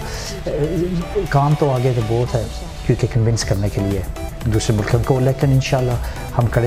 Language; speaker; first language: Hindi; early bilingual, heritage; Hindi